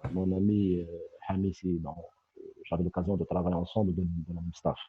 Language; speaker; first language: French; non-native, local second language; Arabic